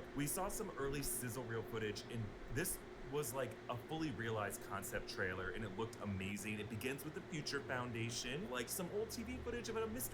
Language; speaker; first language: English; native; English